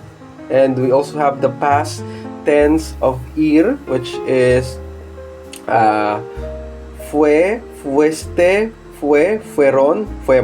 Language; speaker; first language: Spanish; non-native, fluent; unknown